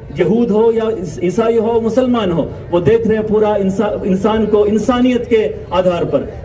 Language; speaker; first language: Urdu; non-native, local second language; Malayalam